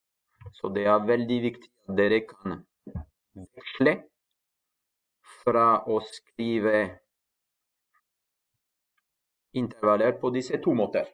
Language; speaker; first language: Norwegian; non-native, fluent; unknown